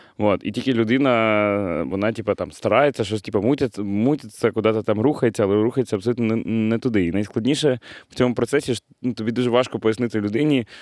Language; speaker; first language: Ukrainian; non-native, local second language; Russian